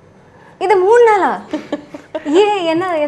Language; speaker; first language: Tamil; native; Tamil